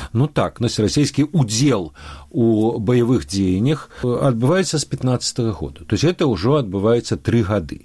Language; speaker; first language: Belarusian; non-native, local second language; Russian